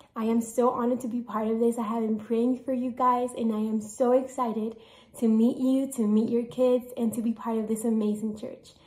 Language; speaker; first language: English; non-native, fluent; Spanish